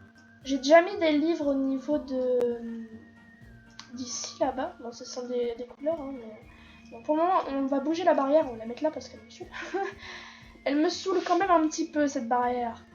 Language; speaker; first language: French; native; French